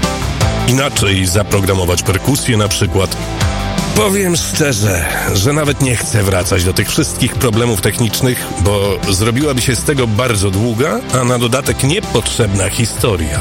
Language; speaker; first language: Polish; native; Polish